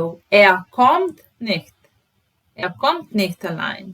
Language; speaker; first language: German; non-native, fluent; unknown